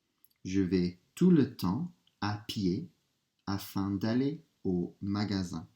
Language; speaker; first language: French; non-native, fluent; English